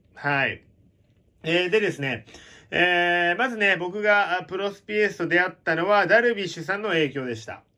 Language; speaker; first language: Japanese; native; Japanese